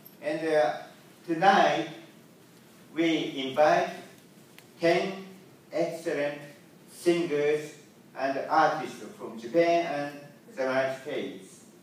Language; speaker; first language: English; non-native, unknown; Japanese